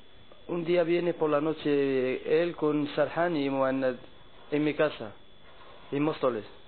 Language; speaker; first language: Spanish; non-native, learner; Arabic